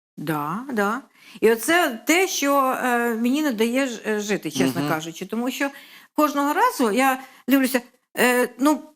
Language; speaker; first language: Ukrainian; non-native, local second language; Russian